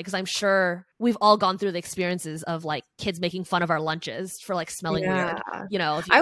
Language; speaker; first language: English; early bilingual, other home language; Chinese